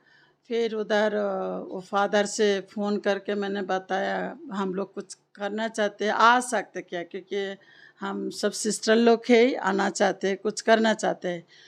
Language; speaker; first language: Hindi; non-native, local second language; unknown